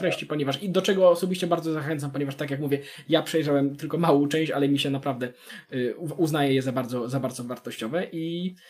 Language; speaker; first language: Polish; native; Polish